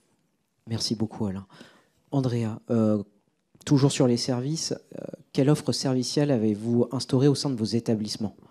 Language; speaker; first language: French; native; French